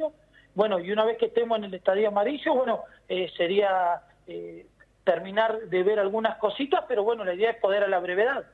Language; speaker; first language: Spanish; native; Spanish